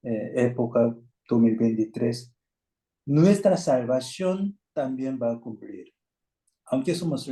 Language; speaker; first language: Spanish; non-native, fluent; Korean